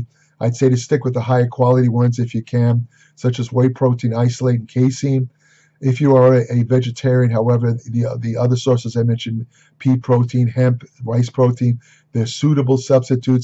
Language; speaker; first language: English; native; English